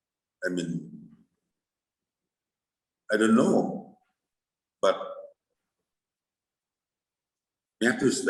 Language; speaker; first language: English; non-native, fluent; Thai